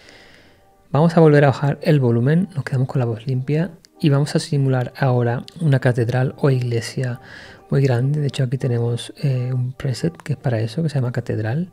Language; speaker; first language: Spanish; native; Spanish